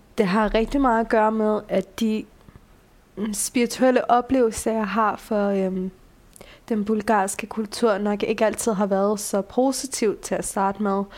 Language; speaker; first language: Danish; early bilingual, other home language; Bulgarian